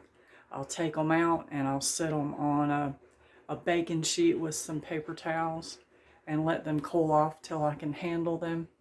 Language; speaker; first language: English; native; English